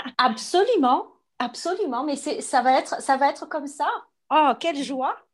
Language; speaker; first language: French; native; French